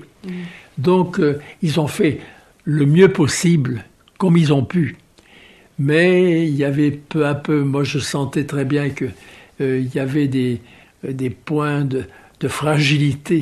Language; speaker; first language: French; native; French